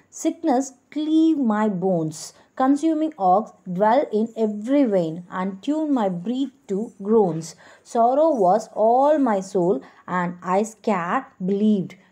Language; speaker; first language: English; non-native, local second language; Tamil